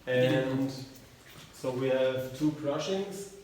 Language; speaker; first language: English; non-native, learner; German